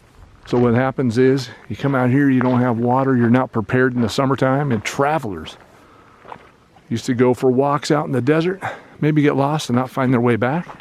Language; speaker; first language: English; native; English